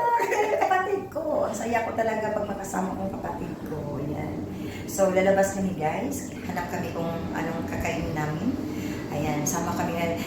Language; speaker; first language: Filipino; non-native, local second language; Cebuano